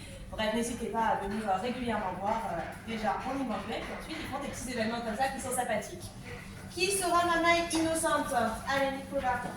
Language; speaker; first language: French; native; French